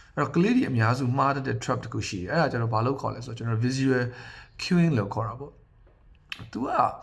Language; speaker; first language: Burmese; native; Burmese